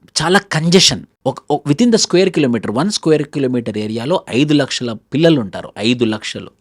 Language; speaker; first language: Telugu; native; Telugu